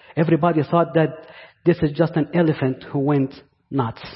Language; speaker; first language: English; non-native, fluent; Arabic